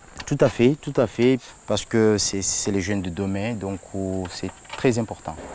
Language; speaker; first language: French; non-native, local second language; Comorian